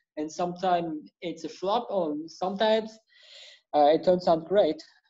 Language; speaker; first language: English; non-native, fluent; German